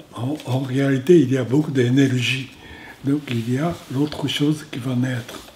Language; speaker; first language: French; non-native, fluent; Japanese